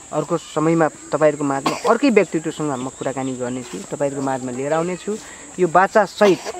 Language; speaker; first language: Nepali; native; Nepali